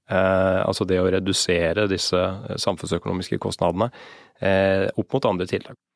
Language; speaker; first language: Norwegian; native; Norwegian